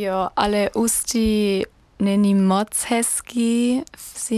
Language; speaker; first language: Czech; non-native, learner; German